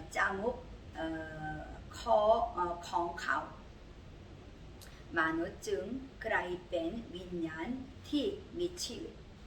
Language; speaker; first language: Thai; non-native, learner; Korean